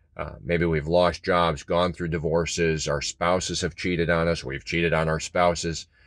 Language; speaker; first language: English; native; English